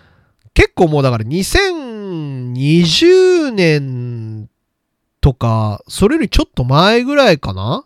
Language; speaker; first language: Japanese; native; Japanese